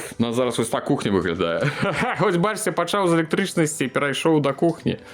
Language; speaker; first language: Belarusian; native; Belarusian